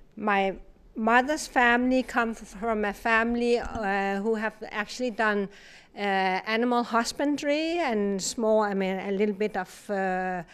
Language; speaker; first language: English; non-native, fluent; Kalaallisut